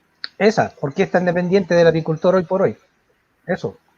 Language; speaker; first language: Spanish; native; Spanish